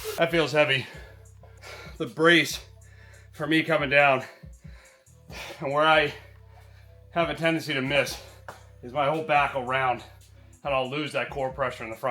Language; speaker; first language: English; native; English